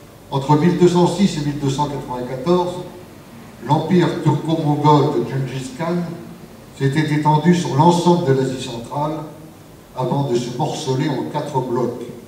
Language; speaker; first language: French; native; French